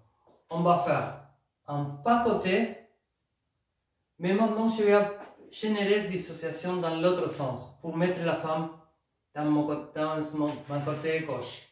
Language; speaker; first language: French; non-native, fluent; Spanish